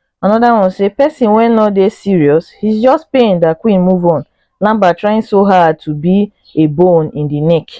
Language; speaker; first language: Nigerian Pidgin; native; Nigerian Pidgin